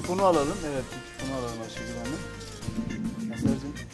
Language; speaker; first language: Turkish; native; Turkish